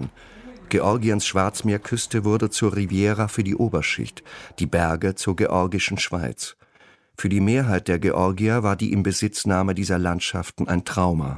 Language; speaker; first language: German; native; German